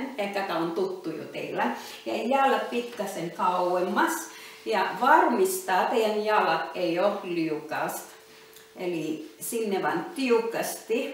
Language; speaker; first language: Finnish; non-native, learner; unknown